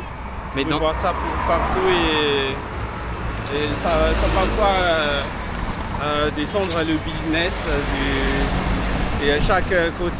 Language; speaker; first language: French; non-native, local second language; Malagasy